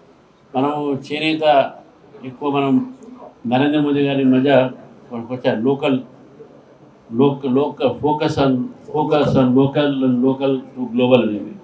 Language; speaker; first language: Telugu; native; Telugu